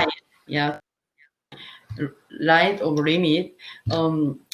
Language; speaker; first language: English; non-native, learner; Korean